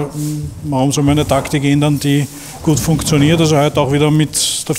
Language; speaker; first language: German; native; German